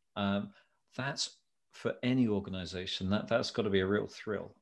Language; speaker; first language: English; native; English